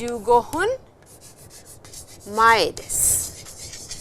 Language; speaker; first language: Japanese; non-native, fluent; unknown